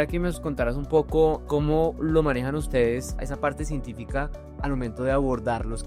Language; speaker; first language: Spanish; native; Spanish